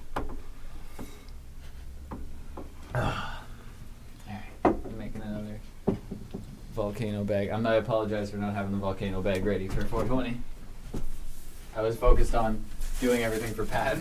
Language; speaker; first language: English; native; English